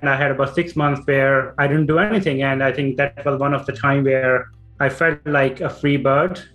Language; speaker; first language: English; non-native, local second language; Punjabi